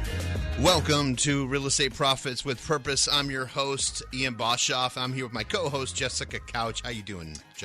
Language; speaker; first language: English; native; English